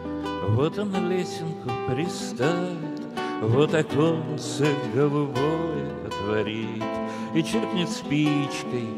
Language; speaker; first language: Russian; native; Russian